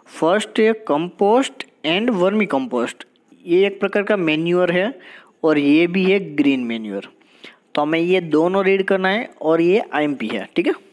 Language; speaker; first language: Hindi; non-native, local second language; Gujarati